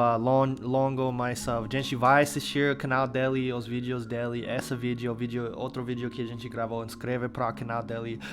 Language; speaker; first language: Portuguese; non-native, fluent; English